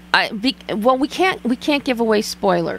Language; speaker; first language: English; native; English